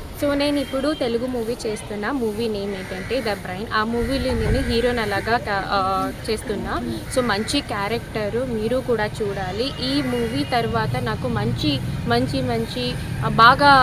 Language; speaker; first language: Telugu; non-native, fluent; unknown